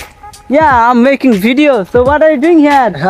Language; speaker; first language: English; non-native, learner; Bangla